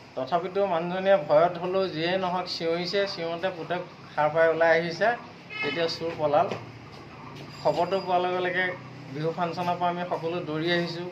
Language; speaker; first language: Assamese; native; Assamese